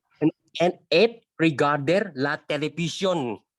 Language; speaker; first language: French; non-native, learner; Indonesian